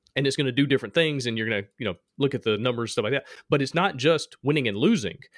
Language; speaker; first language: English; native; English